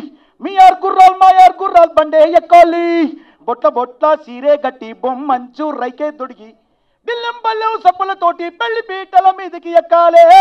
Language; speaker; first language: Telugu; native; Telugu